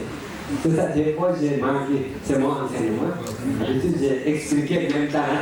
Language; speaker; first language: French; non-native, learner; Tibetan